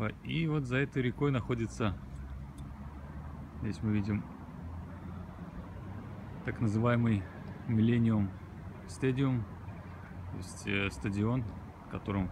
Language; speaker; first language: Russian; native; Russian